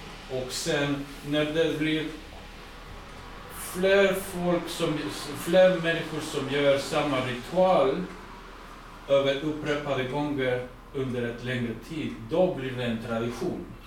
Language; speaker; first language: Swedish; non-native, fluent; English